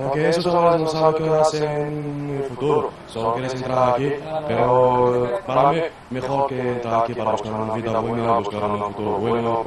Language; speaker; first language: Spanish; non-native, learner; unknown